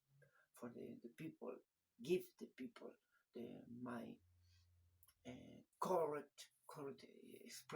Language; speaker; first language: English; non-native, learner; Spanish